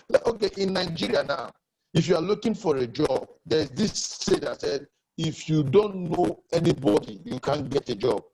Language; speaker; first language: English; non-native, local second language; Yoruba